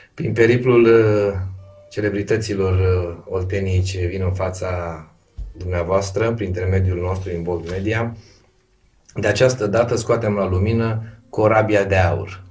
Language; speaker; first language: Romanian; native; Romanian